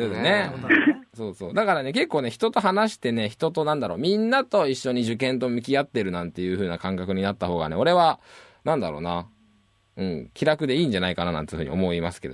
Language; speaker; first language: Japanese; native; Japanese